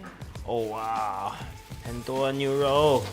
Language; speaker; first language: Chinese; non-native, learner; English